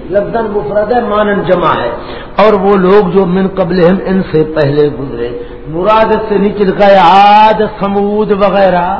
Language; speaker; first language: Urdu; non-native, local second language; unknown